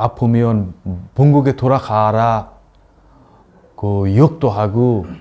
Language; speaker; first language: Korean; non-native, learner; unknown